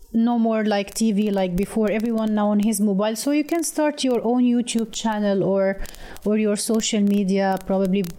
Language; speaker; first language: English; non-native, fluent; Arabic